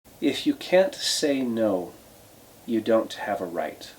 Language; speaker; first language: English; native; English